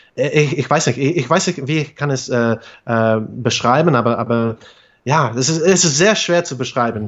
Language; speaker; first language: German; non-native, fluent; English